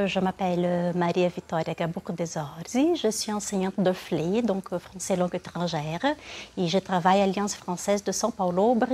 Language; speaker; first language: French; non-native, fluent; Portuguese